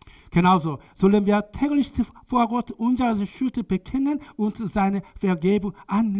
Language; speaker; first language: German; non-native, learner; Korean